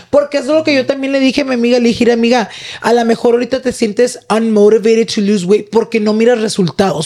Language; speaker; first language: Spanish; early bilingual, heritage; Spanish